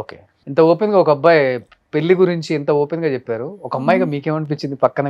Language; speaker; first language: Telugu; native; Telugu